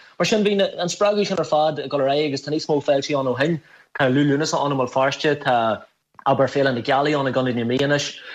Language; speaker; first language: Irish; non-native, local second language; English